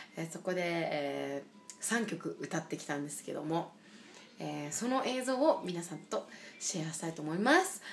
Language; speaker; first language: Japanese; early bilingual, heritage; Japanese